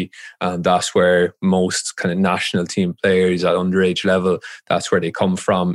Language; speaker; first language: English; native; English